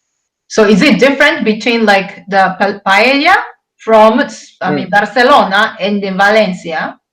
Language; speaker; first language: English; non-native, fluent; Japanese